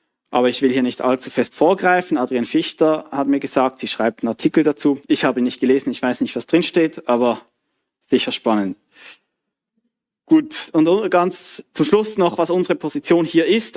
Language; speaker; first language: German; native; German